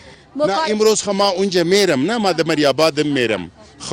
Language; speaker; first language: Persian; non-native, learner; Pashto